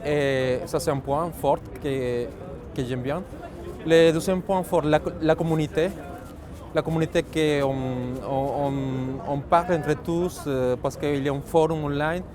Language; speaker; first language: French; non-native, fluent; Spanish